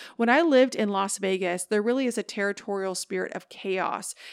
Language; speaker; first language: English; native; English